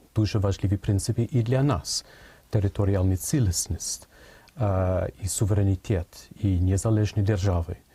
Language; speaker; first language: Ukrainian; non-native, fluent; English